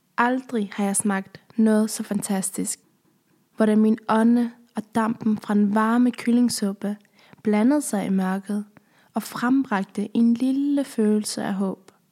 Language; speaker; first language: Danish; early bilingual, other home language; Persian